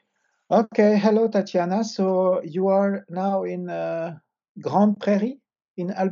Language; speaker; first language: English; non-native, fluent; French